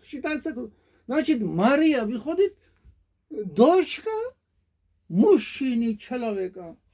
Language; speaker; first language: Russian; non-native, fluent; Georgian